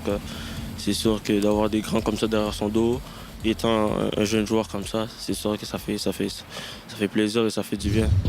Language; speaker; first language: French; native; French